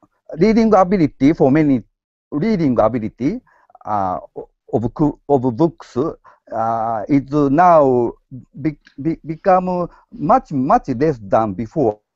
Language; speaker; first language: English; non-native, learner; Japanese